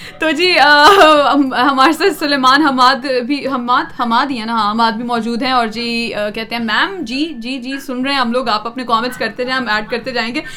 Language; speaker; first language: Urdu; native; Urdu